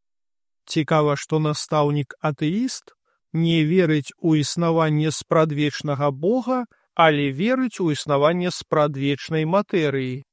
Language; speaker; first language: Belarusian; native; Belarusian